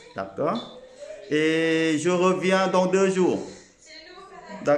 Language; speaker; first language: French; non-native, learner; Thai